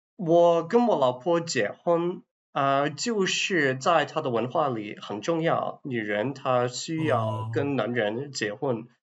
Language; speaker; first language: Chinese; non-native, fluent; English